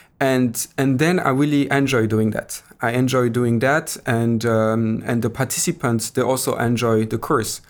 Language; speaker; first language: English; non-native, fluent; French